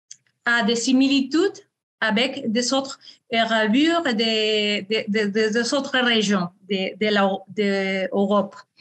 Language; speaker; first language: French; non-native, fluent; Spanish